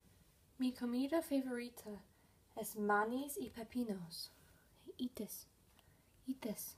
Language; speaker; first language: Spanish; non-native, learner; English